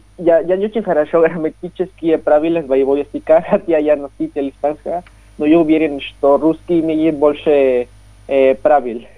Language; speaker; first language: Russian; non-native, learner; Spanish